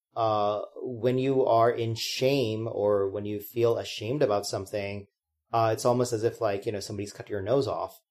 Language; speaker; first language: English; non-native, local second language; Hindi